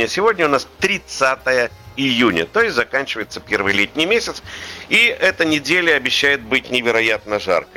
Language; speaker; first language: Russian; native; Russian